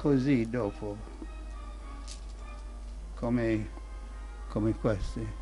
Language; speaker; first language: Italian; non-native, fluent; English